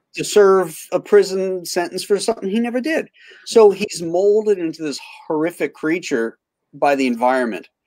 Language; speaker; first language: English; native; English